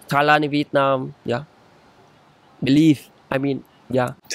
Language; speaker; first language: English; non-native, learner; Vietnamese